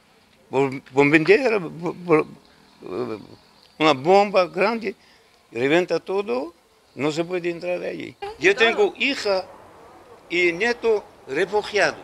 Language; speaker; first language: Spanish; non-native, learner; Ukrainian